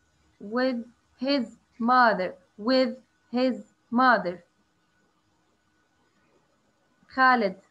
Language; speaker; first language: English; non-native, learner; Arabic